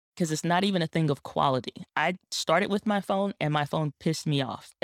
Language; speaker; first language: English; native; English